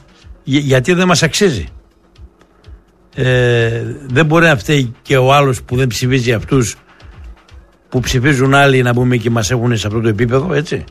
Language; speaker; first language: Greek; native; Greek